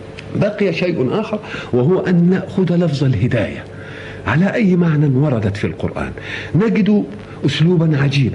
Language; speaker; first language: Arabic; native; Arabic